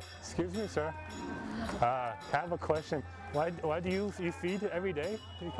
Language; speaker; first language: English; non-native, learner; Chinese